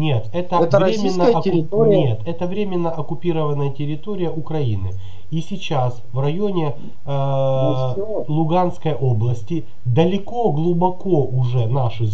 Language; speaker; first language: Russian; native; Russian